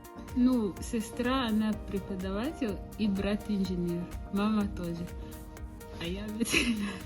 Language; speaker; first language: Russian; non-native, learner; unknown